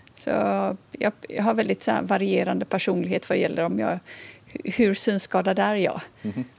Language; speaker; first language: Swedish; native; Swedish